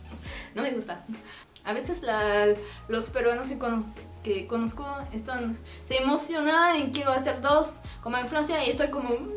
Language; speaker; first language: Spanish; non-native, learner; French